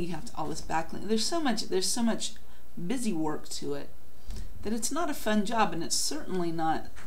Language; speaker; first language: English; native; English